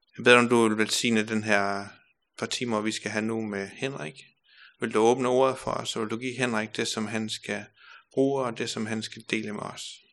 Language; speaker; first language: Danish; native; Danish